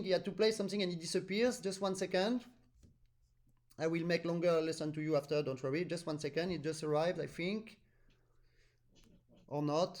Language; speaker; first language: English; non-native, fluent; French